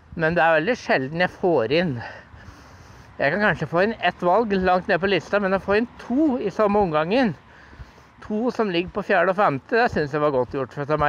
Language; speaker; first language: Norwegian; native; Norwegian